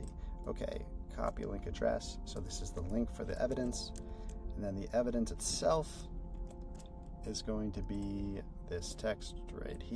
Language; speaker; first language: English; native; English